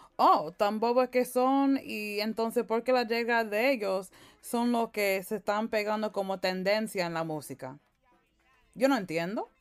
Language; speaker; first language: Spanish; early bilingual, heritage; Spanish